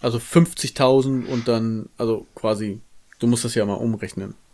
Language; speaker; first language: German; native; German